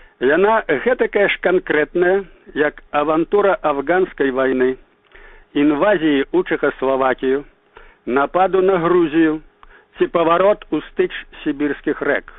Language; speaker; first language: Belarusian; native; Belarusian